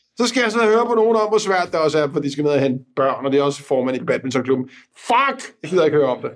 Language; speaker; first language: Danish; native; Danish